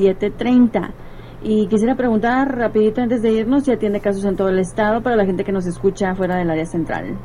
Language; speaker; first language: Spanish; native; Spanish